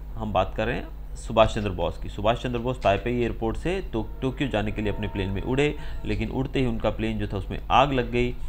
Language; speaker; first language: Hindi; non-native, local second language; Gujarati